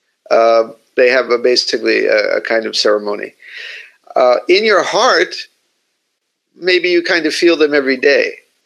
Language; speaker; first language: English; native; English